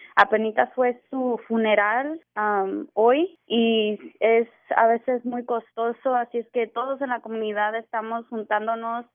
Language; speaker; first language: Spanish; early bilingual, heritage; Spanish